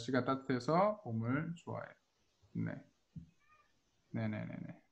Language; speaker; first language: Korean; non-native, fluent; Spanish